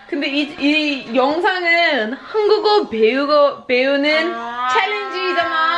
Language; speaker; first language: Korean; non-native, learner; English